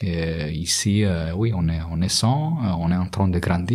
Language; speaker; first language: French; non-native, fluent; Italian